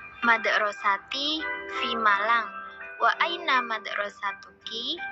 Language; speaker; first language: Arabic; non-native, learner; Indonesian